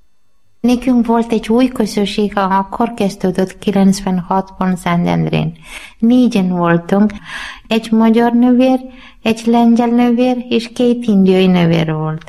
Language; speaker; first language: Hungarian; non-native, learner; Malayalam